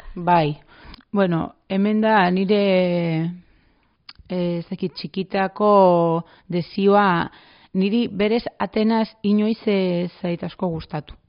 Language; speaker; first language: Basque; non-native, fluent; Greek